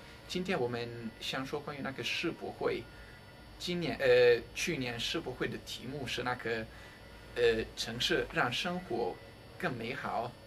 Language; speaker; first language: Chinese; non-native, fluent; Italian